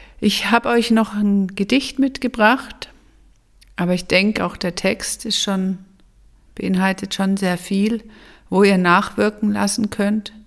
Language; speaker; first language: German; native; German